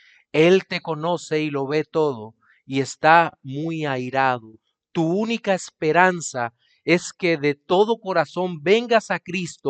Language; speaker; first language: Spanish; native; Spanish